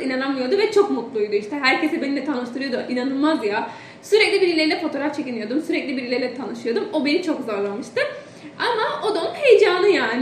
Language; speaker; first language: Turkish; non-native, fluent; Indonesian